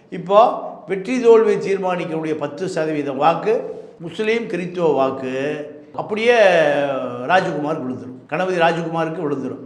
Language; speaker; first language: Tamil; native; Tamil